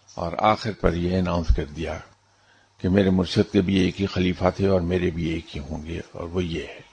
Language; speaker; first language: Urdu; non-native, local second language; Punjabi